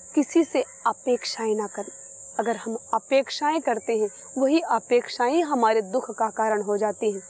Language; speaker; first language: Hindi; native; Hindi